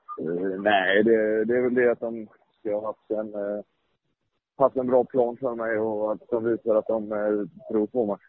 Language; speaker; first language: Swedish; native; Swedish